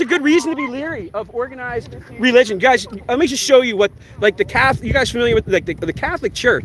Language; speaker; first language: English; native; English